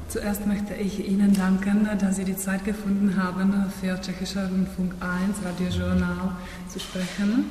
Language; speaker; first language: German; non-native, fluent; Czech